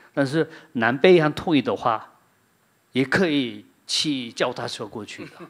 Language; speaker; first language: Chinese; non-native, fluent; Korean